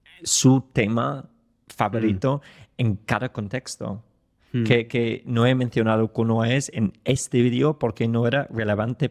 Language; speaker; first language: Spanish; non-native, fluent; English